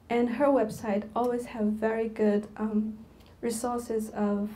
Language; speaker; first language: English; non-native, fluent; Chinese